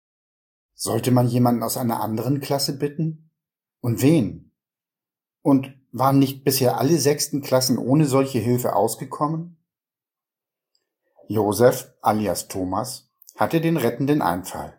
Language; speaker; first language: German; native; German